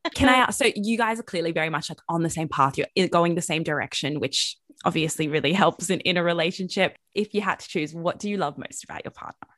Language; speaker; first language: English; native; English